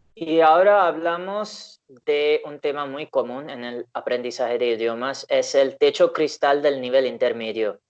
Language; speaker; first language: Spanish; non-native, fluent; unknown